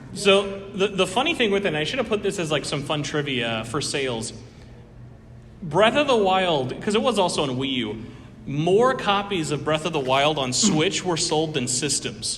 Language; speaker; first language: English; native; English